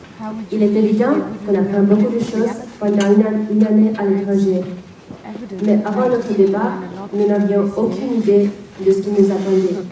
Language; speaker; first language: French; non-native, fluent; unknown